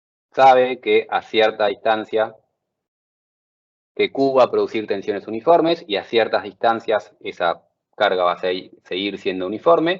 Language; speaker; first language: Spanish; native; Spanish